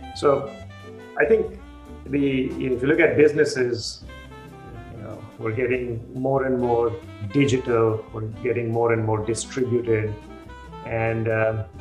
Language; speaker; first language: English; non-native, local second language; Hindi